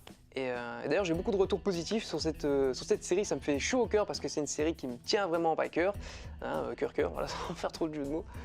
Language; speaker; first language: French; native; French